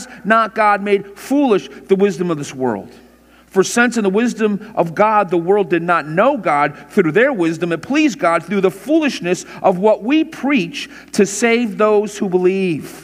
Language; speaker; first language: English; native; English